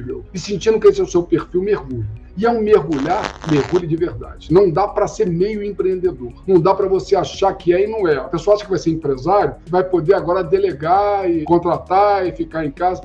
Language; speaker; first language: Portuguese; native; Portuguese